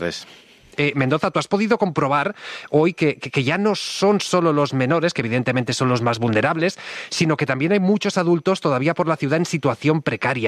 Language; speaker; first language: Spanish; native; Spanish